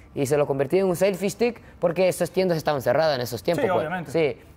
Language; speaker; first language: Spanish; non-native, fluent; Japanese